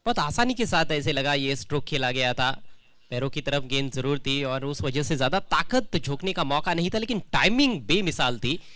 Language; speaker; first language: Hindi; non-native, local second language; Marathi